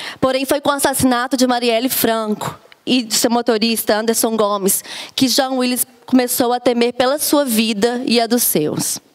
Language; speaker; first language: Portuguese; native; Portuguese